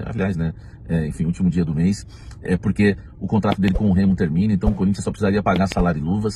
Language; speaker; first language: Portuguese; native; Portuguese